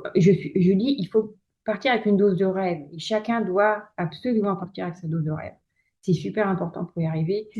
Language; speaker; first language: French; native; French